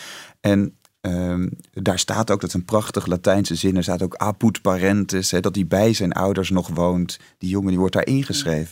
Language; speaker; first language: Dutch; native; Dutch